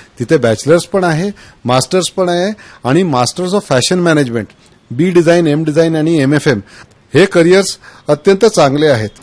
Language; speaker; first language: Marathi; non-native, local second language; Gujarati